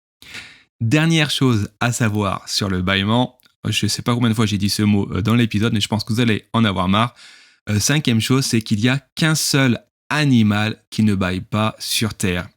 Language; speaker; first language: French; native; French